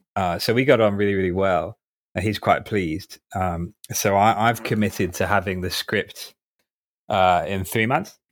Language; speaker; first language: English; native; English